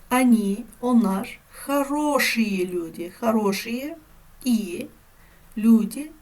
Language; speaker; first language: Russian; non-native, fluent; Turkish